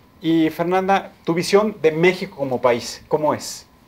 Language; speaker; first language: Spanish; native; Spanish